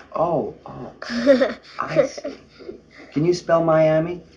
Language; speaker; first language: English; native; English